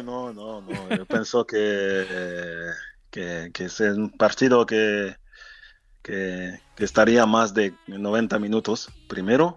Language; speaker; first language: Spanish; non-native, fluent; French